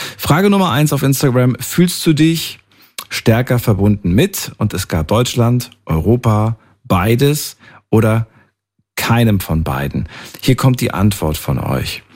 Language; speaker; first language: German; native; German